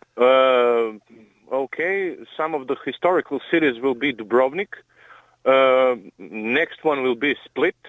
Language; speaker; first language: English; non-native, learner; Croatian